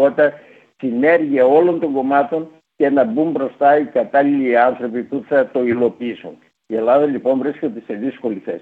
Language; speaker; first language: Greek; native; Greek